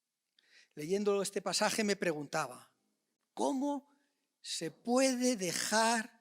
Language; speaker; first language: Spanish; native; Spanish